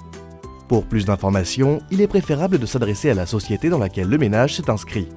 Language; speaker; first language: French; native; French